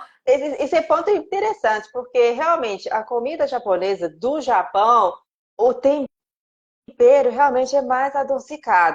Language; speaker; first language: Portuguese; non-native, fluent; Japanese